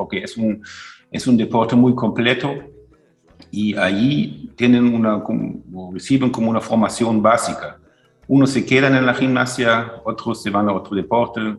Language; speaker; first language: Spanish; non-native, fluent; German